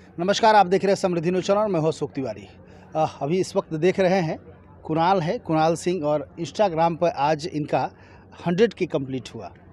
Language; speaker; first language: Hindi; native; Hindi